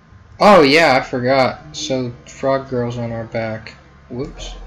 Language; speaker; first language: English; native; English